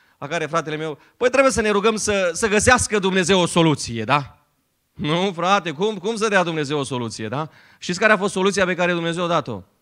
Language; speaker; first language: Romanian; native; Romanian